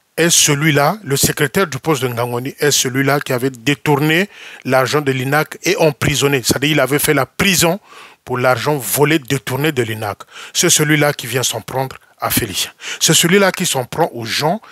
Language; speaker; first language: French; non-native, local second language; Lingala